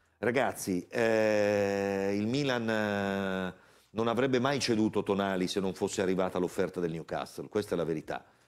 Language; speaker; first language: Italian; native; Italian